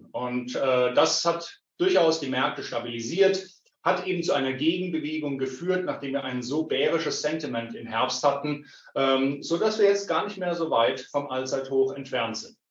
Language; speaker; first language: German; native; German